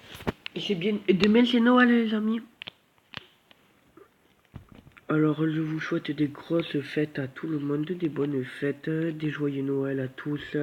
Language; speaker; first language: French; native; French